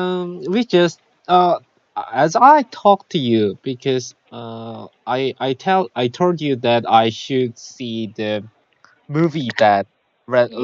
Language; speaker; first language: English; non-native, learner; Korean